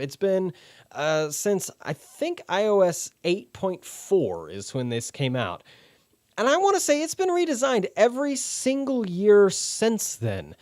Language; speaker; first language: English; native; English